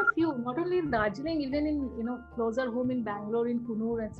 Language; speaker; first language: English; non-native, local second language; Bangla